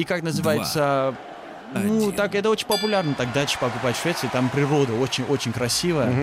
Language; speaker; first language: Russian; early bilingual, heritage; Russian